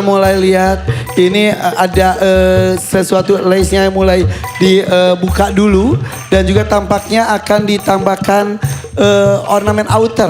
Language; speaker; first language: Indonesian; native; Indonesian